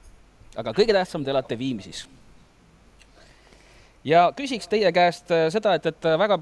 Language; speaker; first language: Estonian; native; Estonian